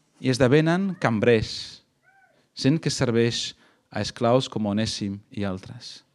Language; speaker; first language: Catalan; non-native, fluent; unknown